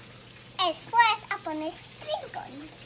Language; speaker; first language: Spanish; early bilingual, heritage; Spanish